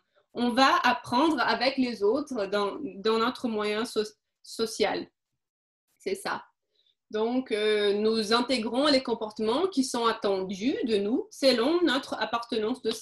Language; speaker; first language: French; non-native, fluent; Portuguese